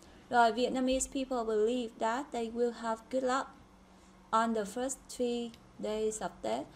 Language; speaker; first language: English; non-native, fluent; Vietnamese